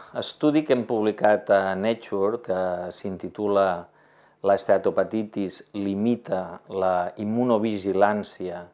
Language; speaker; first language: Catalan; native; Catalan